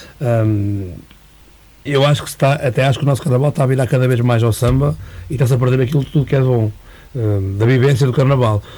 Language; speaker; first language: Portuguese; native; Portuguese